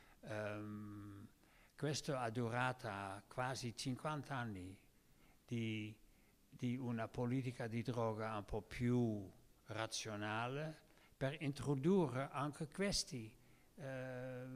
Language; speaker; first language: Italian; non-native, learner; Dutch